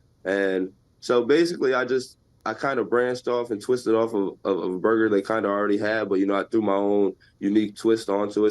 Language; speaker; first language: English; native; English